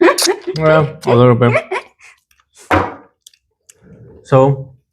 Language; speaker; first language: English; non-native, learner; Spanish